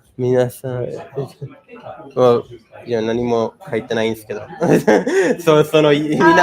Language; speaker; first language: Japanese; non-native, fluent; English